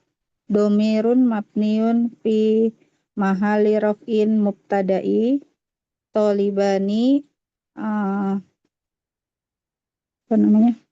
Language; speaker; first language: Arabic; non-native, learner; Indonesian